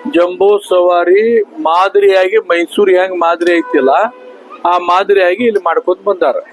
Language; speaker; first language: Kannada; native; Kannada